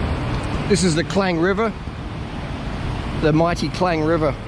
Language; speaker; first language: English; native; English